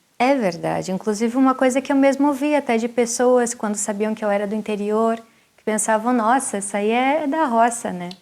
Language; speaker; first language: Portuguese; native; Portuguese